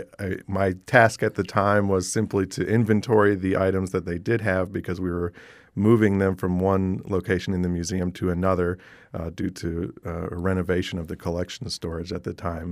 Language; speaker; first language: English; native; English